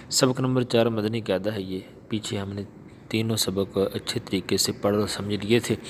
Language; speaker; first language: Urdu; non-native, local second language; Punjabi